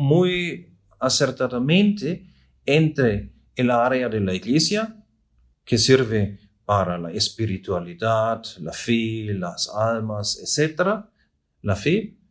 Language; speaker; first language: Spanish; non-native, fluent; German